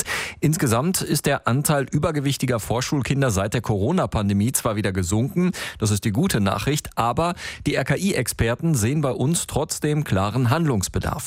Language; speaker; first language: German; native; German